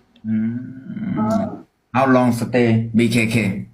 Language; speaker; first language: English; non-native, learner; Thai